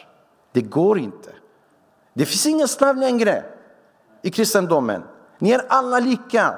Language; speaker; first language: Swedish; non-native, fluent; Syriac